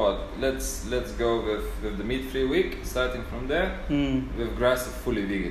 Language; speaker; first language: English; native; English